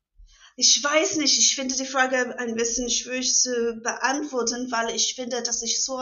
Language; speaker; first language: German; non-native, fluent; English